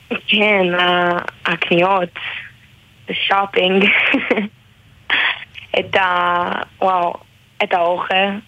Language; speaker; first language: Hebrew; non-native, learner; English